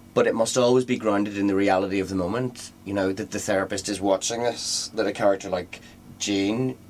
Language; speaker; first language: English; native; English